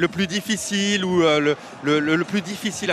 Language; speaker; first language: French; native; French